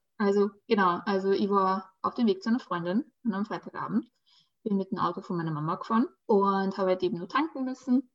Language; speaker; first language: German; early bilingual, other home language; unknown